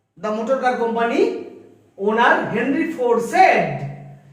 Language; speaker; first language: English; non-native, local second language; Bangla